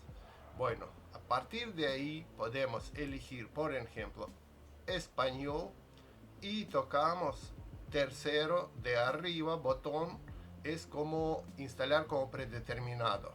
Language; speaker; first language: Spanish; non-native, fluent; Russian